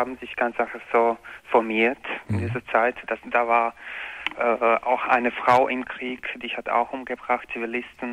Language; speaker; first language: German; non-native, learner; Croatian